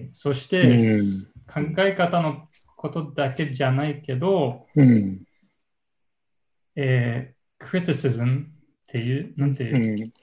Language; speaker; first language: Japanese; non-native, learner; English